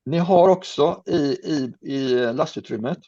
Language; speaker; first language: Swedish; native; Swedish